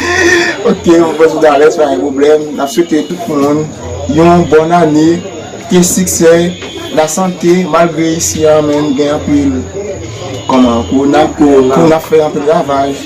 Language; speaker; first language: French; non-native, learner; Haitian Creole